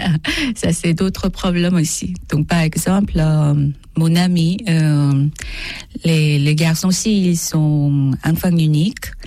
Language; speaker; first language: French; non-native, learner; Korean